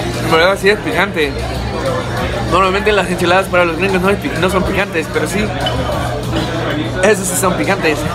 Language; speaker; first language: Spanish; non-native, fluent; English